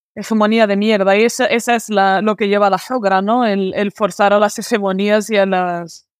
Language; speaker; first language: Spanish; early bilingual, other home language; Arabic